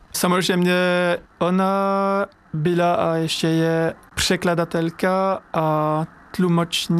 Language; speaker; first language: Czech; non-native, fluent; French